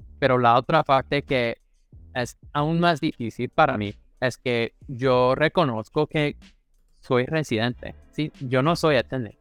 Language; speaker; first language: Spanish; non-native, fluent; English